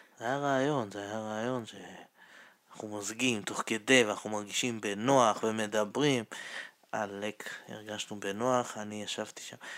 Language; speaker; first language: Hebrew; non-native, fluent; Russian